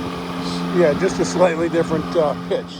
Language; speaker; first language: English; native; English